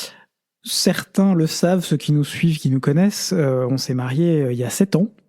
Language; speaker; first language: French; native; French